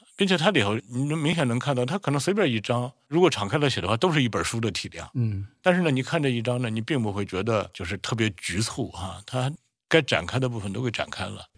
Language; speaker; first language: Chinese; native; Chinese